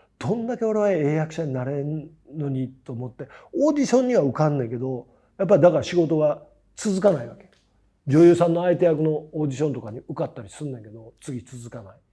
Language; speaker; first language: Japanese; native; Japanese